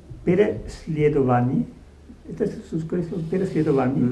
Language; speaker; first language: Russian; non-native, learner; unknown